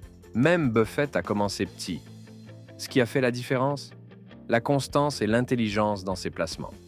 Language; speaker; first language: French; native; French